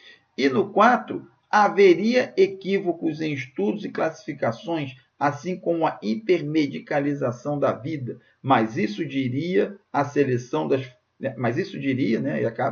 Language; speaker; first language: Portuguese; native; Portuguese